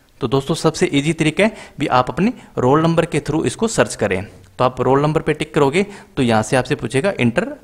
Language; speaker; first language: Hindi; native; Hindi